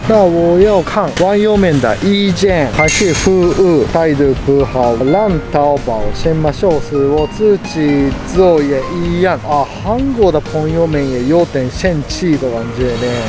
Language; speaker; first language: Chinese; non-native, fluent; Japanese